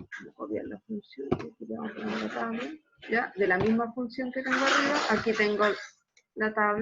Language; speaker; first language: Spanish; native; Spanish